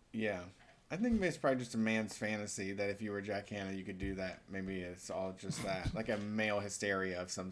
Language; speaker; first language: English; native; English